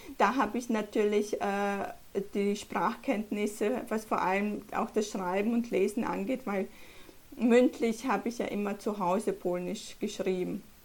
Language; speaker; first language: German; early bilingual, other home language; Polish